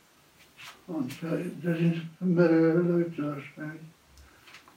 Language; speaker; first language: German; non-native, fluent; Polish